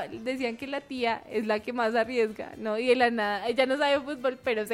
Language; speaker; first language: Spanish; native; Spanish